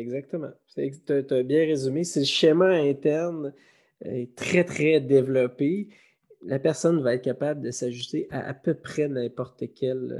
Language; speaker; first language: French; native; French